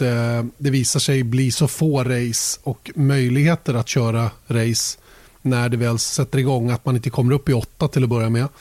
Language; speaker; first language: Swedish; native; Swedish